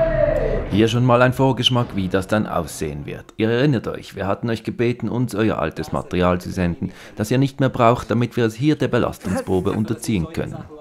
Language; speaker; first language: German; native; German